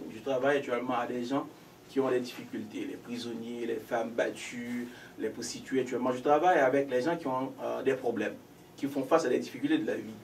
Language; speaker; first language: French; non-native, local second language; Haitian Creole